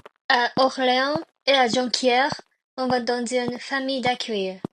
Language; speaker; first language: French; non-native, learner; Japanese